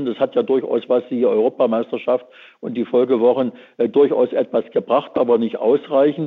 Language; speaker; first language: German; native; German